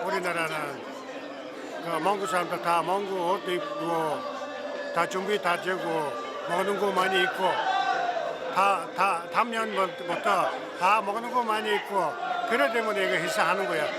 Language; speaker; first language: Korean; non-native, learner; Mongolian